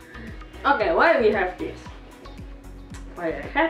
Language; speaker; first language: English; non-native, learner; Indonesian